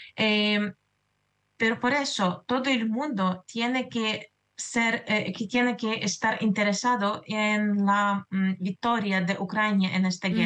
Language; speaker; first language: Spanish; non-native, fluent; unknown